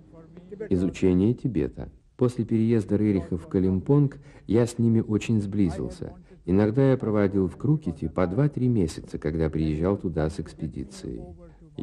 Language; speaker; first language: Russian; native; Russian